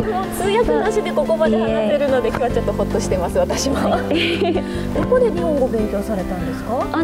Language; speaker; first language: Japanese; native; Japanese